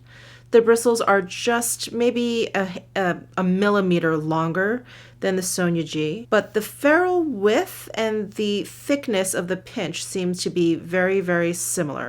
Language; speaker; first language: English; native; English